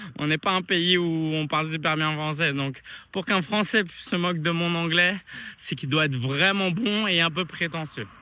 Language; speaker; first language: French; early bilingual, other home language; Chinese